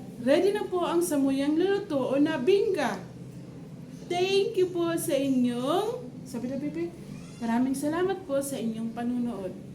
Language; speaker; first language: Filipino; non-native, local second language; Bikol